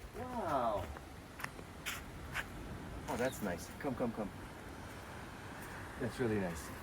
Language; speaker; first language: English; non-native, learner; French